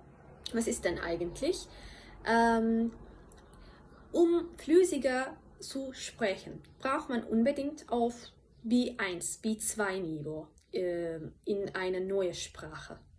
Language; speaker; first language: German; non-native, fluent; Turkish